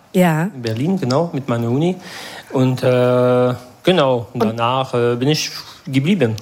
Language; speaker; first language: German; non-native, fluent; French